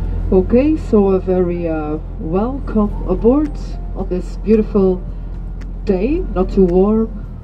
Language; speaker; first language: English; non-native, fluent; Dutch